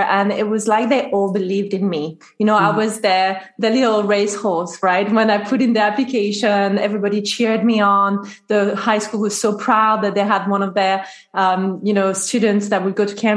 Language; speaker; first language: English; non-native, fluent; French